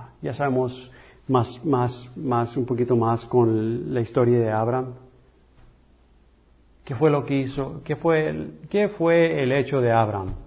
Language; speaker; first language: Spanish; early bilingual, heritage; English